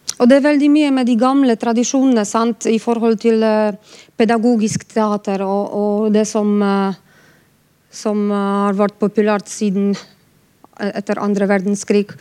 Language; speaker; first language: Norwegian; non-native, fluent; Polish